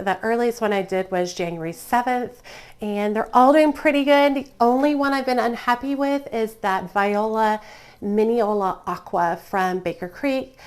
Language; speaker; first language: English; native; English